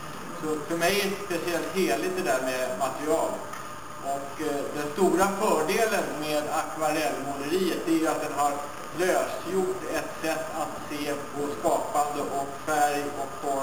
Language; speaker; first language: Swedish; native; Swedish